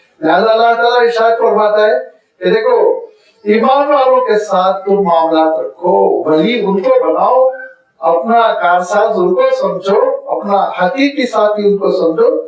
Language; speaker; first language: Urdu; native; Urdu